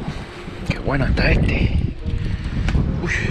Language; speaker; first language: Spanish; native; Spanish